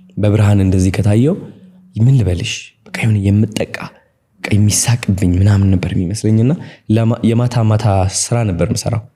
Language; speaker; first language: Amharic; non-native, local second language; Tigrinya